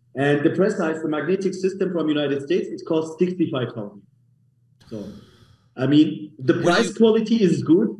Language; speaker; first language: English; non-native, learner; German